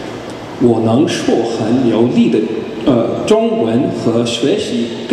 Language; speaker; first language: Chinese; non-native, learner; English